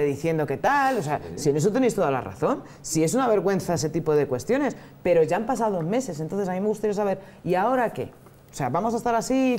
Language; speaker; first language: Spanish; native; Spanish